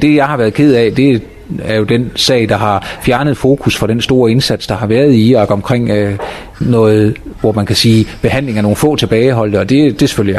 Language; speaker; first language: Danish; native; Danish